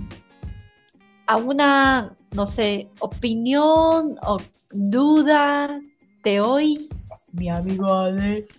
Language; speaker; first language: Spanish; non-native, learner; Chinese